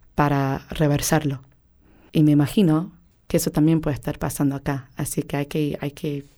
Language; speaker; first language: Spanish; non-native, fluent; English